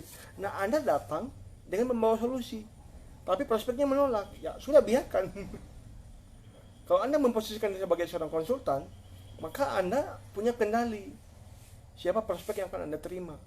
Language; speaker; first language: Indonesian; native; Indonesian